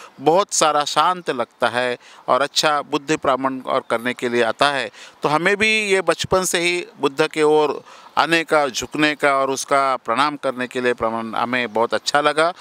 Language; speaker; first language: Hindi; non-native, local second language; Marathi